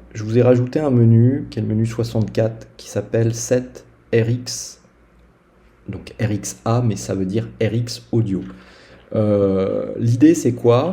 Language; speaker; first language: French; native; French